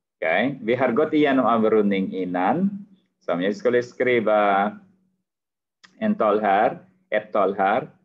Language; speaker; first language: Swedish; non-native, fluent; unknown